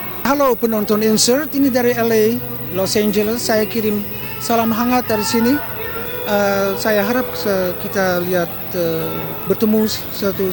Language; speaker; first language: Indonesian; early bilingual, heritage; Indonesian